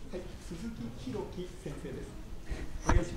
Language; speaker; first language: Japanese; native; Japanese